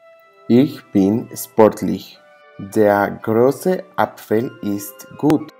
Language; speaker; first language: German; non-native, learner; English